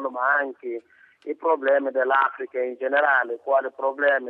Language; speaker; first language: Italian; non-native, fluent; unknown